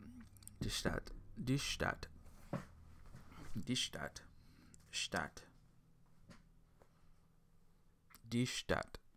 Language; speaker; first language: German; non-native, learner; English